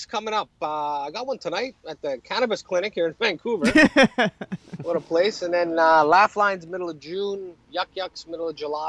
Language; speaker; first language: English; native; English